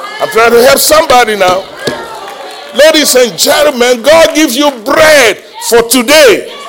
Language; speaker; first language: English; non-native, local second language; Yoruba